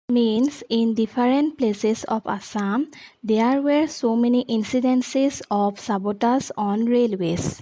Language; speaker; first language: English; non-native, local second language; Assamese